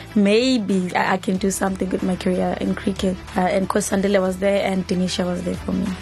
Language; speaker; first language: English; non-native, local second language; Zulu